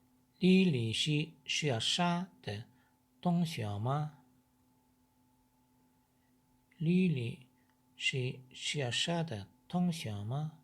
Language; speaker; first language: Chinese; non-native, learner; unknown